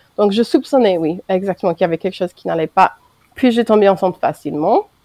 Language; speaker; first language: French; non-native, fluent; English